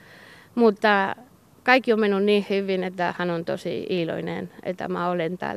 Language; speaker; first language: Finnish; non-native, learner; Basque